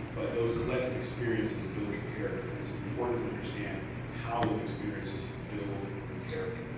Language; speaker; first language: English; native; English